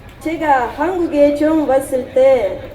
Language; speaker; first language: Korean; non-native, learner; Russian